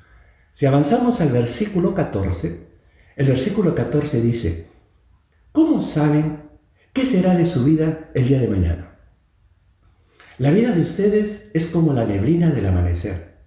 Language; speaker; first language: Spanish; native; Spanish